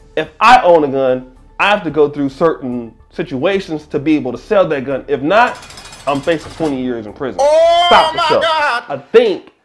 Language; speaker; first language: English; native; English